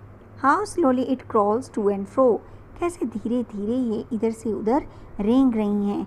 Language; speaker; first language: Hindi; native; Hindi